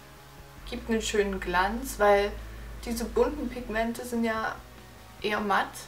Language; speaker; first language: German; native; German